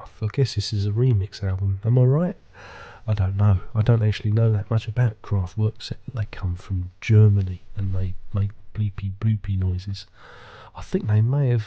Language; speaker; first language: English; native; English